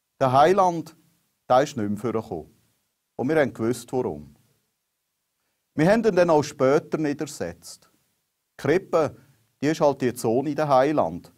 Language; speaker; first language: German; native; German